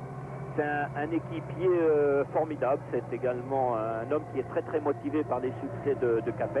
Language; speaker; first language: French; native; French